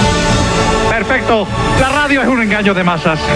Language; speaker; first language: Spanish; native; Spanish